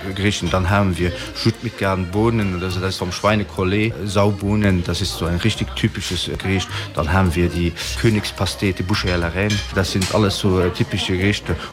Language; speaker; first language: German; non-native, local second language; Luxembourgish